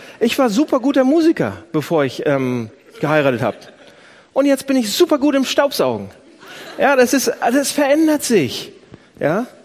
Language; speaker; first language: German; native; German